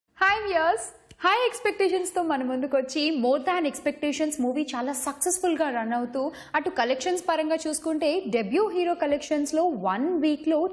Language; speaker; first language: Telugu; native; Telugu